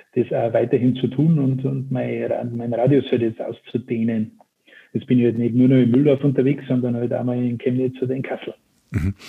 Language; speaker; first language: German; native; German